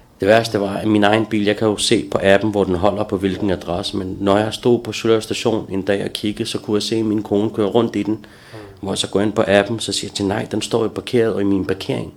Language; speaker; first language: Danish; early bilingual, other home language; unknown